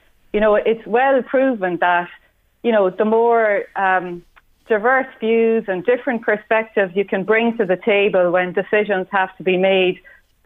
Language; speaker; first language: English; native; English